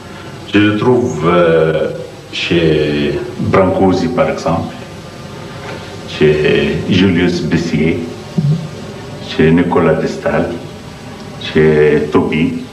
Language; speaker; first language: French; non-native, fluent; Arabic